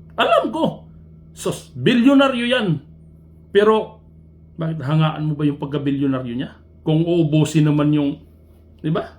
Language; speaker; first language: Filipino; non-native, local second language; Cebuano